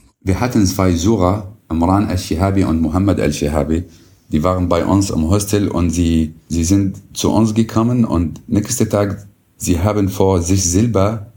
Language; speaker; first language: German; non-native, fluent; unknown